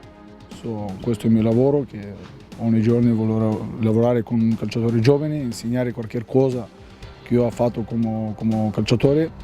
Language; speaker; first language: Italian; non-native, fluent; Bulgarian